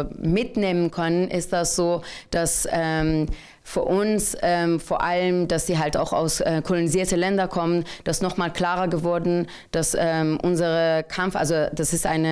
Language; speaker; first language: German; non-native, fluent; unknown